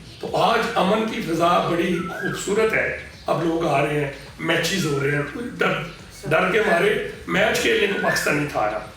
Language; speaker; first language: Urdu; native; Urdu